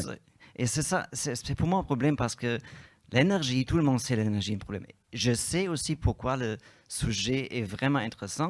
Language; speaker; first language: French; non-native, fluent; German